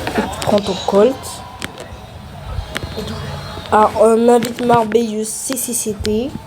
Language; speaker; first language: French; native; French